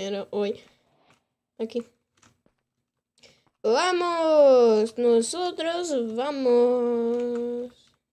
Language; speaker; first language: Spanish; non-native, learner; English